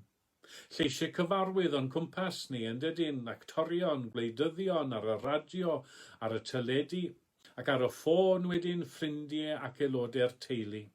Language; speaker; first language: Welsh; native; Welsh